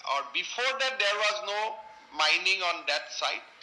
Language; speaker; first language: English; non-native, local second language; Assamese